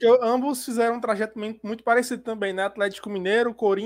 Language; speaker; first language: Portuguese; native; Portuguese